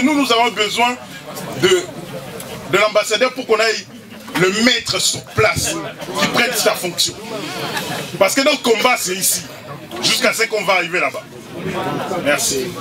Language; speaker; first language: French; non-native, local second language; Lingala